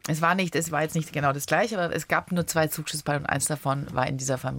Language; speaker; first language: German; early bilingual, other home language; Italian